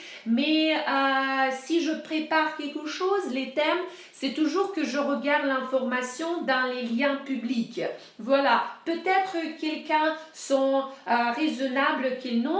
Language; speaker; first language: French; non-native, fluent; Russian